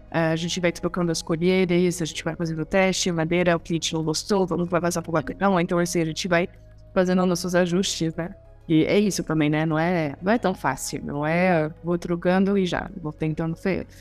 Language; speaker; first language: Portuguese; non-native, fluent; French